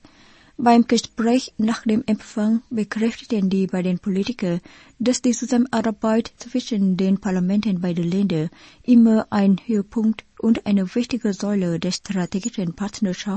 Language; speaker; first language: German; non-native, fluent; Vietnamese